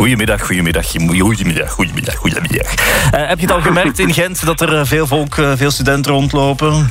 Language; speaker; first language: Dutch; native; Dutch